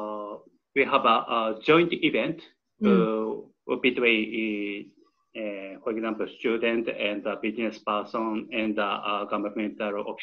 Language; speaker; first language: English; non-native, learner; Japanese